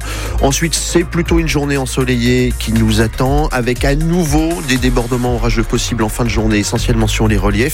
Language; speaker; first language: French; native; French